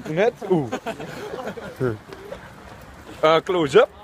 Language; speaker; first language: French; non-native, learner; Dutch